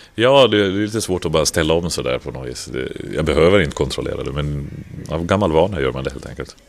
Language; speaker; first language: Swedish; native; Swedish